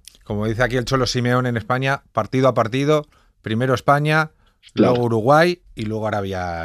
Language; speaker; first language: Spanish; native; Spanish